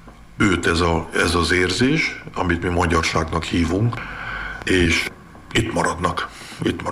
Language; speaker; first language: Hungarian; early bilingual, heritage; Hungarian